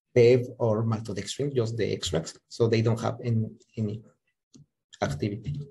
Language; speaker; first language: English; non-native, fluent; Spanish